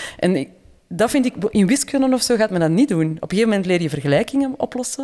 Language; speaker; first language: Dutch; native; Dutch